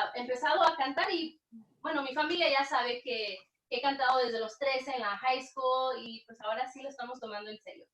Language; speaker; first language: Spanish; early bilingual, heritage; Spanish